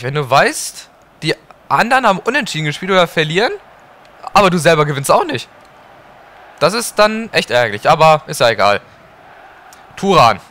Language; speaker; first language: German; native; German